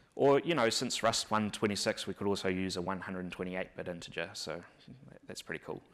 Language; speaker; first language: English; native; English